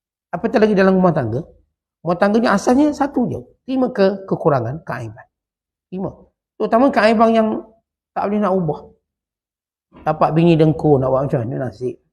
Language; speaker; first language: Malay; native; Malay